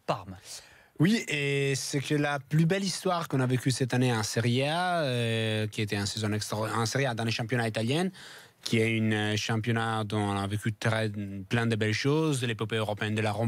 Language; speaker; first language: French; non-native, fluent; Italian